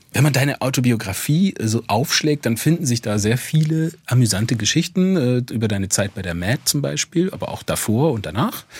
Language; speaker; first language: German; native; German